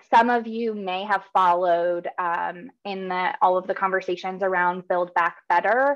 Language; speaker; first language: English; native; English